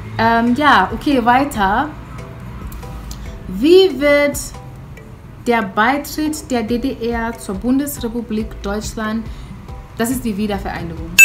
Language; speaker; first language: German; non-native, fluent; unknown